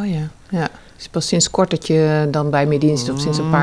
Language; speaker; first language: Dutch; native; Dutch